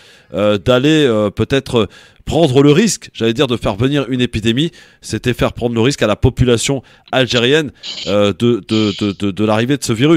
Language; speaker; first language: French; native; French